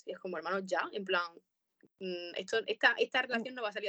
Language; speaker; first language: Spanish; native; Spanish